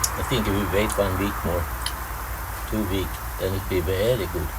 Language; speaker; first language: English; non-native, learner; Swedish